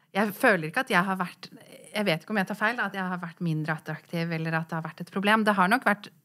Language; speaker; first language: Norwegian; early bilingual, other home language; Kurdish